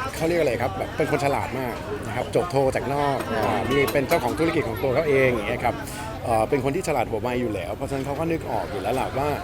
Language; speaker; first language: Thai; early bilingual, heritage; Danish